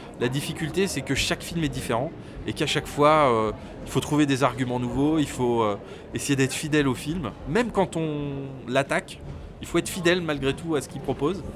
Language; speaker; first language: French; native; French